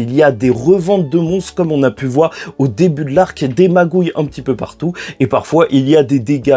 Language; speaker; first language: French; native; French